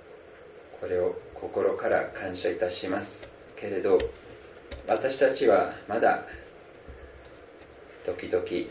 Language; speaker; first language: Japanese; non-native, fluent; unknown